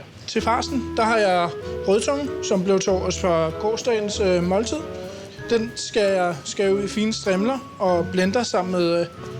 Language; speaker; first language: Danish; native; Danish